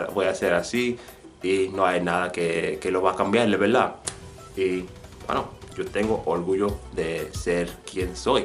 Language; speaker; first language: Spanish; non-native, fluent; English